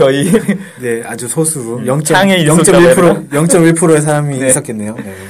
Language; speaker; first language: Korean; native; Korean